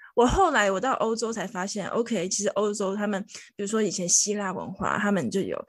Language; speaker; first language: Chinese; native; Chinese